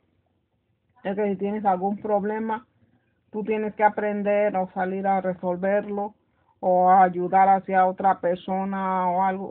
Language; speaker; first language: Spanish; native; Spanish